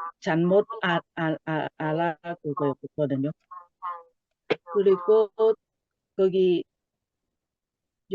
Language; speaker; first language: Korean; non-native, learner; Thai